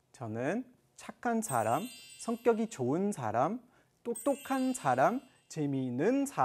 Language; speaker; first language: Korean; non-native, learner; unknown